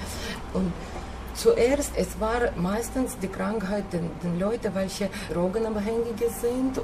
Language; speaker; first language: German; non-native, fluent; Ukrainian